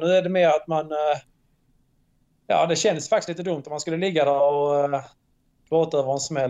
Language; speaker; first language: Swedish; native; Swedish